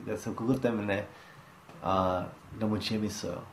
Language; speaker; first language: Korean; early bilingual, heritage; English